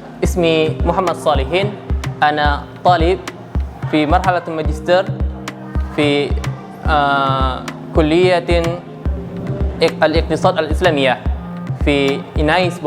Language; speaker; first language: Arabic; non-native, learner; Indonesian